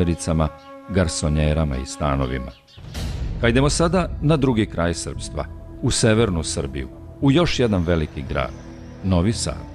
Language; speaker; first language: Serbian; native; Serbian